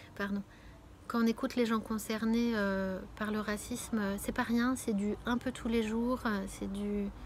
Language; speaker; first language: French; native; French